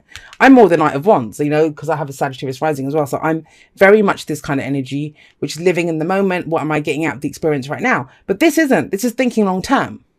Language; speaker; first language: English; native; English